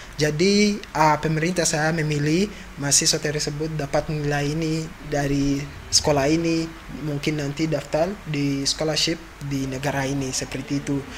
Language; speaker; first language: Indonesian; non-native, fluent; Ganda